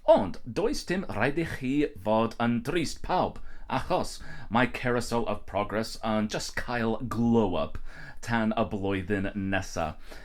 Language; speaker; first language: Welsh; non-native, learner; English